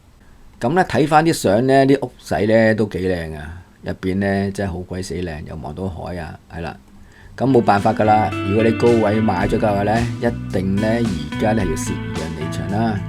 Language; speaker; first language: Cantonese; native; Cantonese